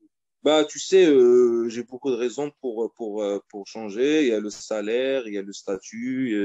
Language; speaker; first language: French; non-native, fluent; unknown